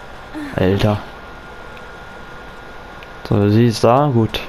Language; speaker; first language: German; native; German